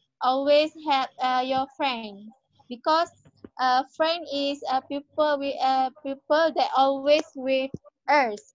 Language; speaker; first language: English; non-native, learner; Malay